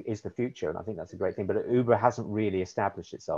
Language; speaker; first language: English; native; English